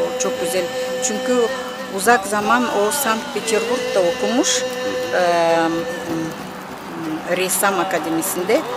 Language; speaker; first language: Turkish; non-native, learner; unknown